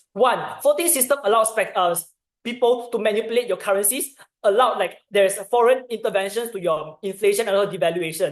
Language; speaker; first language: English; non-native, learner; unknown